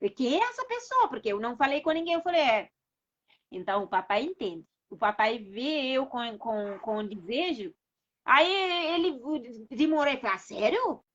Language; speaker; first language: Portuguese; non-native, local second language; Kabuverdianu